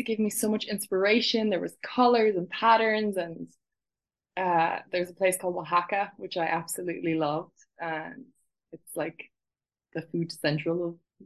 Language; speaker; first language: English; native; English